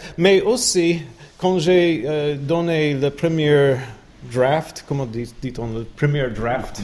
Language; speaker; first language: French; non-native, learner; English